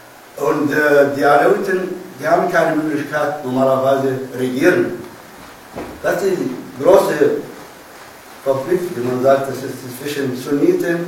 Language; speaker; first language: German; non-native, learner; Arabic